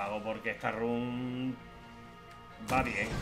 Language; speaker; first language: Spanish; native; Spanish